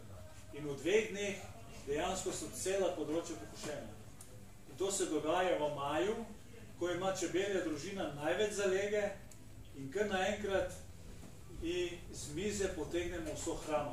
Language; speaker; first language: Slovenian; native; Slovenian